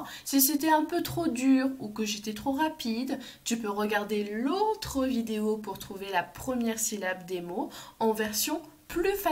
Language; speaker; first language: French; native; French